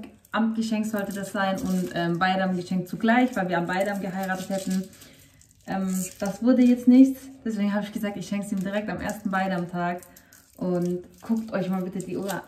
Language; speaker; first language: German; early bilingual, other home language; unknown